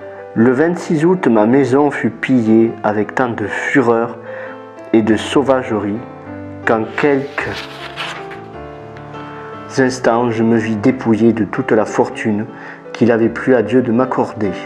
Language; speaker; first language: French; native; French